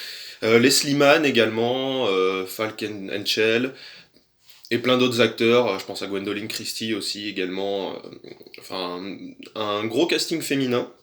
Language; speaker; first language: French; native; French